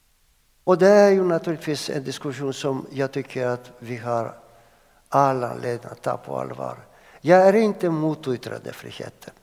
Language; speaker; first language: Swedish; non-native, fluent; Greek